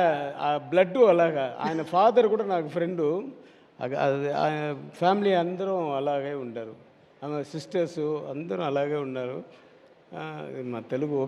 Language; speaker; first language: Telugu; non-native, learner; Tamil